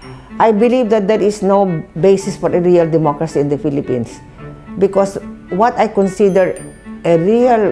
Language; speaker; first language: English; non-native, local second language; Filipino